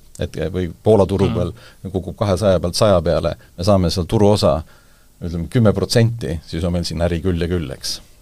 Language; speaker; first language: Estonian; native; Estonian